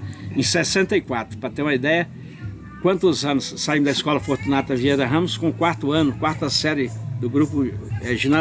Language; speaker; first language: Portuguese; native; Portuguese